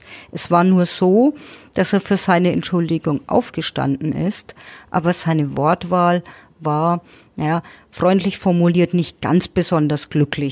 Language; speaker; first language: German; native; German